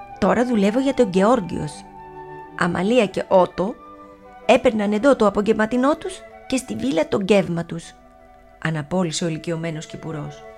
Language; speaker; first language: Greek; native; Greek